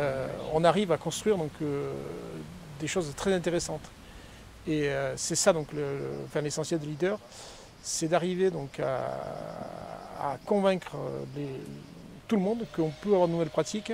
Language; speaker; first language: French; native; French